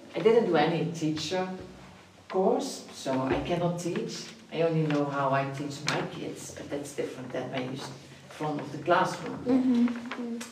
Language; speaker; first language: English; non-native, fluent; Dutch